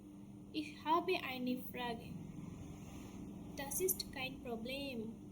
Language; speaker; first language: German; non-native, fluent; Bangla